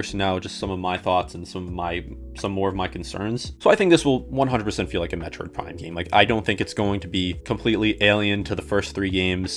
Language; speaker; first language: English; native; English